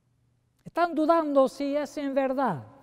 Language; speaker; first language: Spanish; non-native, fluent; English